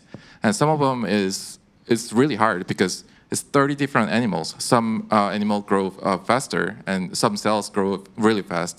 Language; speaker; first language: English; non-native, fluent; Korean